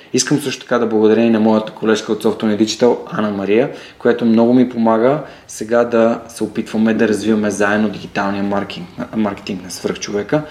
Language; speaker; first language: Bulgarian; native; Bulgarian